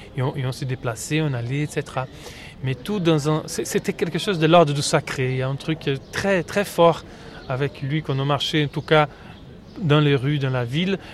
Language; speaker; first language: French; non-native, fluent; Portuguese